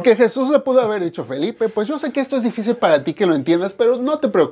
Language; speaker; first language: Spanish; native; Spanish